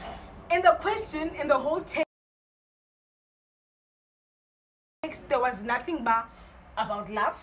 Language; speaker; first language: English; non-native, local second language; Xhosa